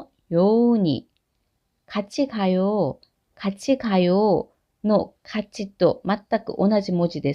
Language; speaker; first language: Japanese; non-native, fluent; Korean